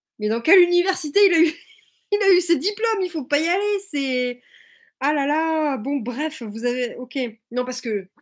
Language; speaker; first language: French; native; French